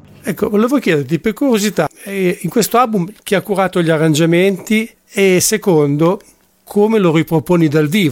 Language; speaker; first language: Italian; native; Italian